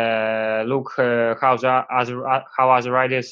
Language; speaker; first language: English; non-native, learner; Russian